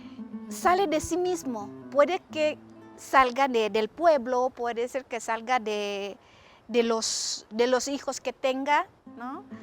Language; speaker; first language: Spanish; non-native, fluent; Indonesian